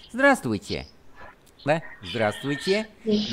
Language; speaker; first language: Russian; non-native, fluent; Vietnamese